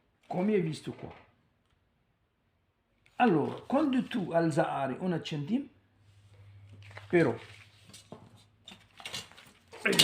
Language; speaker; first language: Italian; non-native, learner; Arabic